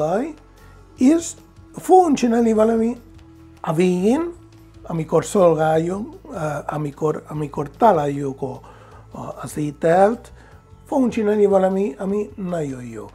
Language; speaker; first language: Hungarian; non-native, fluent; Spanish